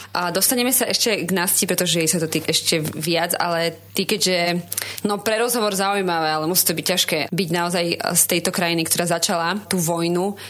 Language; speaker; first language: Slovak; native; Slovak